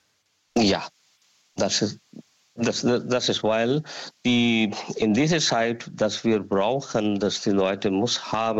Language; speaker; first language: German; non-native, learner; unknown